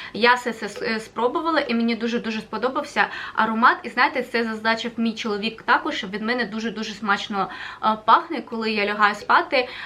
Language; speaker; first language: Ukrainian; native; Ukrainian